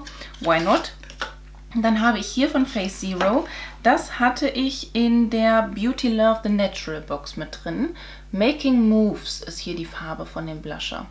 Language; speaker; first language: German; native; German